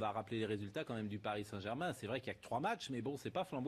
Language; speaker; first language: French; native; French